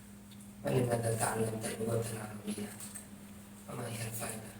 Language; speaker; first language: Arabic; non-native, fluent; Bangla